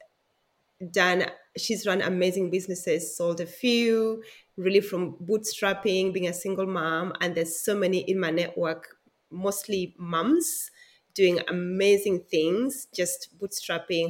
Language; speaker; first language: English; non-native, local second language; Luo (Kenya and Tanzania)